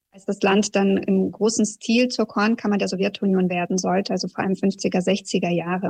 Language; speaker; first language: German; early bilingual, other home language; Russian